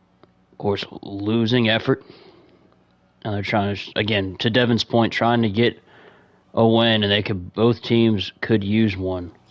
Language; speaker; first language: English; native; English